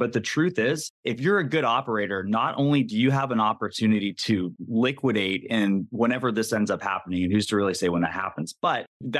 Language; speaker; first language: English; native; English